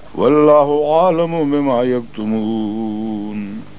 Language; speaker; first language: Arabic; non-native, fluent; Urdu